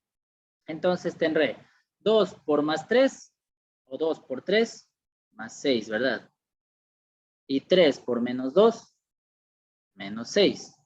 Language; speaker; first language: Spanish; native; Spanish